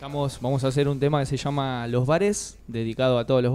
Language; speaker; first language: Spanish; native; Spanish